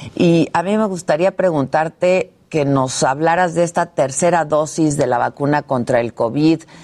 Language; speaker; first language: Spanish; native; Spanish